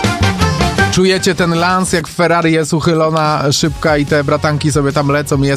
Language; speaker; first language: Polish; native; Polish